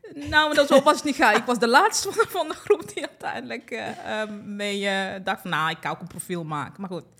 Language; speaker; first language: Dutch; early bilingual, other home language; Kinyarwanda